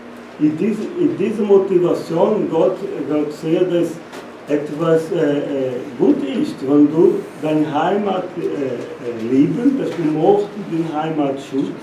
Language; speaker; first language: German; non-native, learner; Portuguese